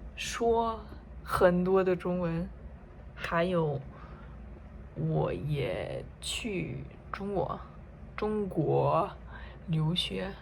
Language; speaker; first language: Chinese; non-native, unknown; English